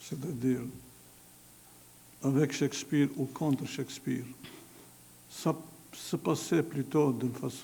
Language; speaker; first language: French; non-native, fluent; Albanian